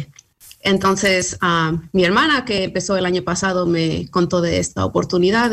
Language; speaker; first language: Spanish; early bilingual, heritage; Spanish